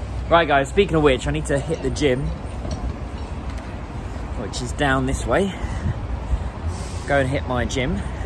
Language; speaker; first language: English; native; English